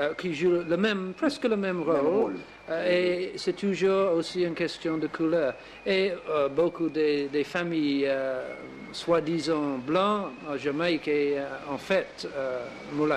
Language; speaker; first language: French; non-native, learner; English